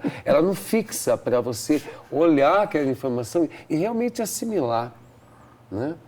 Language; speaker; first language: Portuguese; native; Portuguese